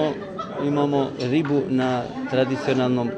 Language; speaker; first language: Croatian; non-native, local second language; Albanian